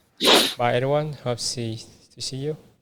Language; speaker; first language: English; non-native, learner; Vietnamese